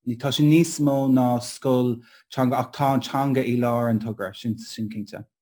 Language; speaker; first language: Irish; non-native, local second language; English